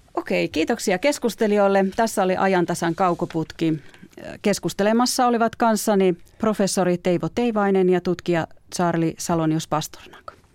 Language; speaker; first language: Finnish; native; Finnish